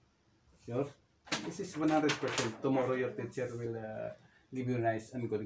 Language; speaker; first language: English; non-native, local second language; Cebuano